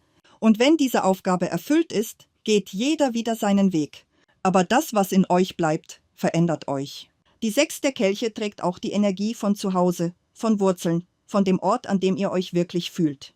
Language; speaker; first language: German; native; German